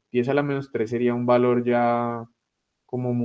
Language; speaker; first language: Spanish; native; Spanish